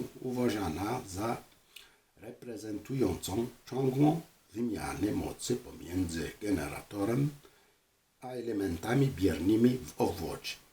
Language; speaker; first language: Polish; non-native, learner; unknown